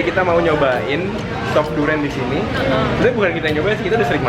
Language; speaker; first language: Indonesian; native; Indonesian